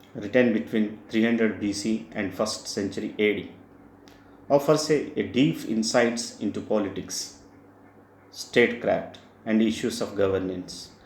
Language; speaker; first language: English; non-native, local second language; Telugu